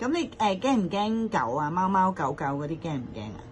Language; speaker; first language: Cantonese; native; Cantonese